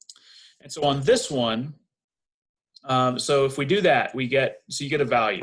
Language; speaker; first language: English; native; English